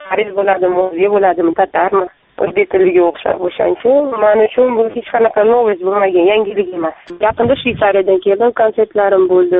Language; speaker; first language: Uzbek; non-native, local second language; Russian